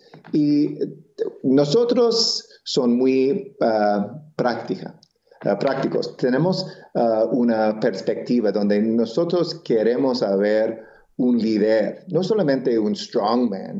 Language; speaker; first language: Spanish; non-native, local second language; English